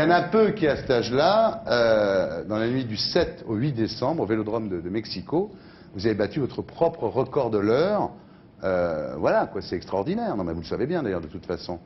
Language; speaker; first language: French; native; French